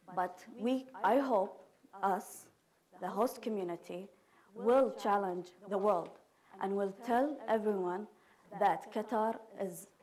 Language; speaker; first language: English; non-native, fluent; Arabic